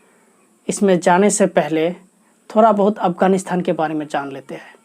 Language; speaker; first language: Hindi; non-native, local second language; Assamese